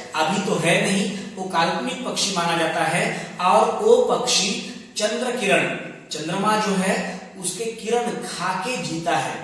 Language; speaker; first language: Hindi; non-native, local second language; Marathi